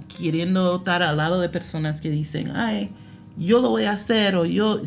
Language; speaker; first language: Spanish; early bilingual, heritage; Spanish